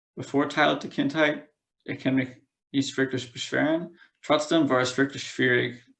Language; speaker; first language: German; non-native, fluent; English